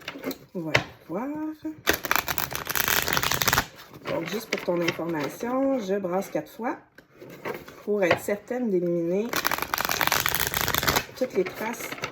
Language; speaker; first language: French; native; French